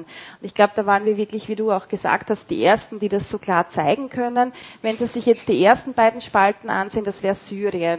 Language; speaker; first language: German; native; German